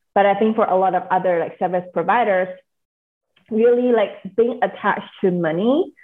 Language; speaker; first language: English; native; English